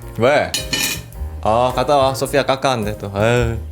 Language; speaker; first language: Korean; native; Korean